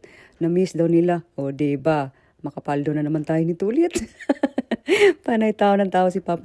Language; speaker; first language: Filipino; native; Filipino